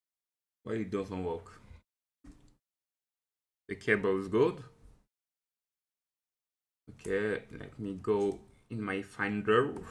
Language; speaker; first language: English; non-native, fluent; French